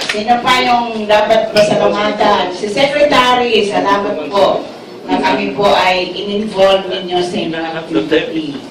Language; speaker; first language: Filipino; non-native, local second language; Waray